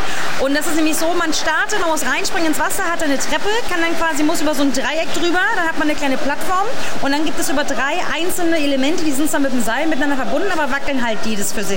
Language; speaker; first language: German; native; German